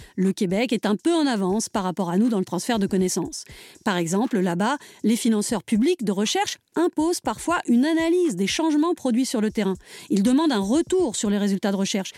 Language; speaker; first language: French; native; French